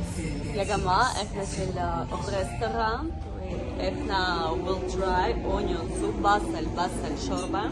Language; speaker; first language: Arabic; non-native, learner; Russian